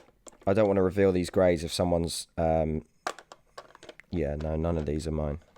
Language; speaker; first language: English; native; English